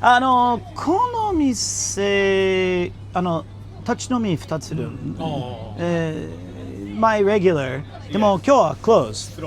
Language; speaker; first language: Japanese; non-native, learner; English